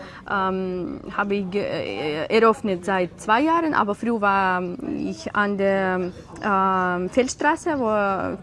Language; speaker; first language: German; non-native, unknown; Ukrainian